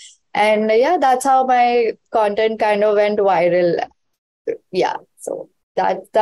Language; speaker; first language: English; non-native, local second language; Hindi